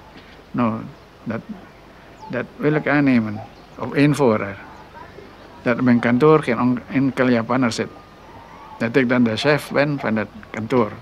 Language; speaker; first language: Dutch; non-native, local second language; Minangkabau